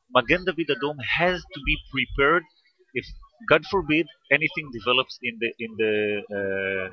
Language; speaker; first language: English; non-native, fluent; Hebrew